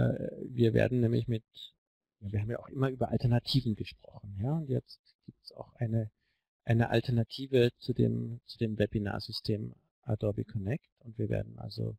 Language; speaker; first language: German; native; German